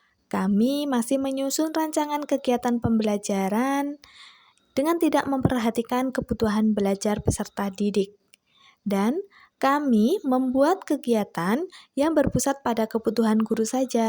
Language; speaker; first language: Indonesian; native; Indonesian